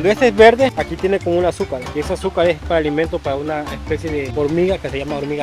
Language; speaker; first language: Spanish; native; Spanish